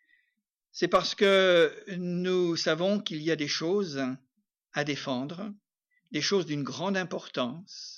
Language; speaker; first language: French; native; French